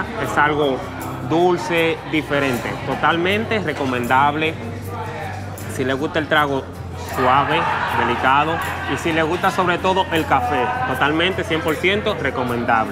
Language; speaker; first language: Spanish; native; Spanish